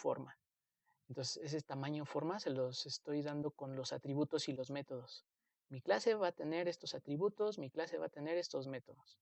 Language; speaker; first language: Spanish; native; Spanish